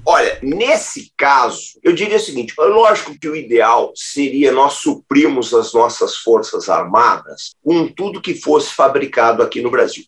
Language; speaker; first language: Portuguese; native; Portuguese